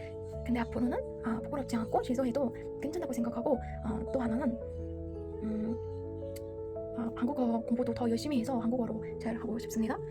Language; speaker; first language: Korean; non-native, learner; Mongolian